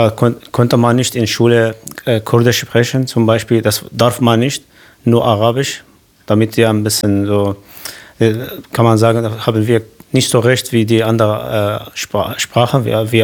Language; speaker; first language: German; non-native, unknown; Kurdish